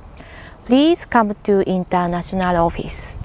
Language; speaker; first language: English; non-native, fluent; Japanese